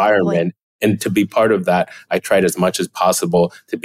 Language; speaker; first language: English; early bilingual, other home language; Chinese